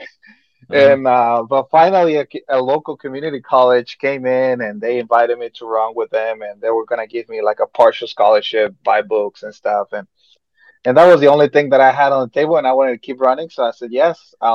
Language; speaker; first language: English; non-native, fluent; Spanish